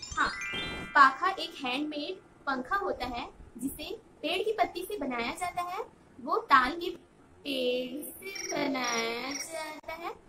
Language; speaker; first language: Hindi; non-native, local second language; Bangla